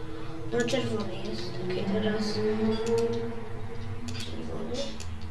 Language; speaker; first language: Polish; early bilingual, heritage; Polish